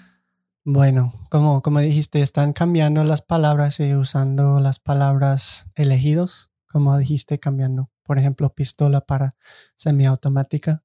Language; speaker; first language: Spanish; non-native, fluent; English